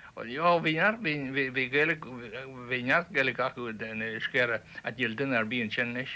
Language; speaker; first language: Irish; native; Irish